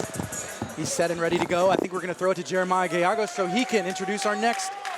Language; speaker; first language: English; native; English